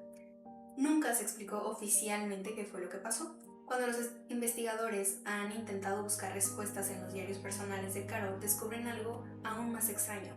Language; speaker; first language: Spanish; native; Spanish